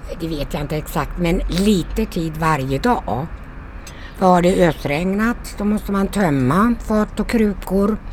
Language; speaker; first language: Swedish; native; Swedish